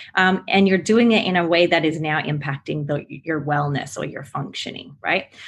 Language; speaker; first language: English; native; English